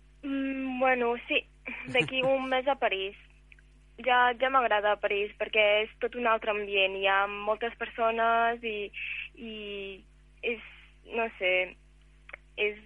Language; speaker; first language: Catalan; early bilingual, heritage; Catalan